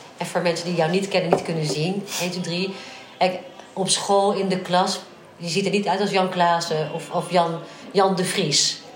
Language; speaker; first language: Dutch; native; Dutch